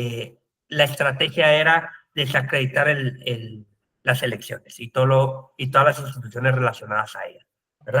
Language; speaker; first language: Spanish; native; Spanish